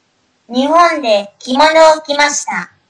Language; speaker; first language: Japanese; non-native, learner; Indonesian